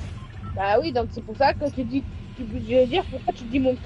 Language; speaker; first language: French; native; French